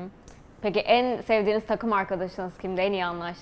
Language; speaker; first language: Turkish; native; Turkish